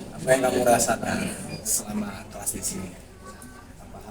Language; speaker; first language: Indonesian; native; Indonesian